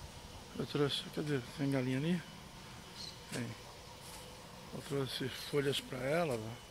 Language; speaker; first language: Portuguese; native; Portuguese